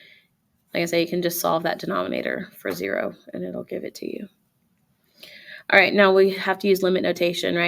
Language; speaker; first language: English; native; English